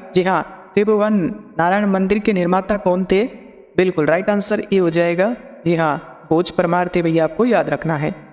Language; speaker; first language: Hindi; native; Hindi